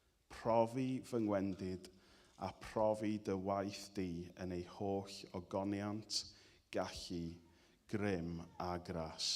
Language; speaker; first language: Welsh; native; Welsh